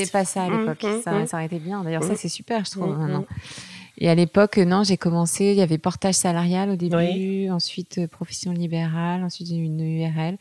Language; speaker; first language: French; native; French